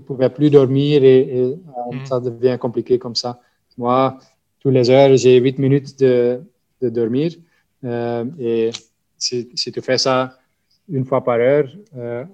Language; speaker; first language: French; non-native, local second language; Dutch